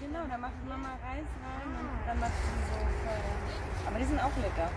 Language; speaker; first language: German; early bilingual, other home language; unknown